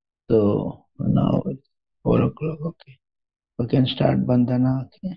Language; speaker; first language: English; non-native, local second language; Bangla